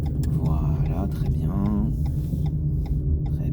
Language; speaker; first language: French; native; French